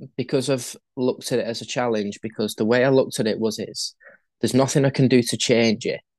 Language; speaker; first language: English; native; English